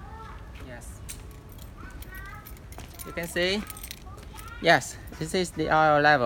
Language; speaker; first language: English; non-native, learner; Vietnamese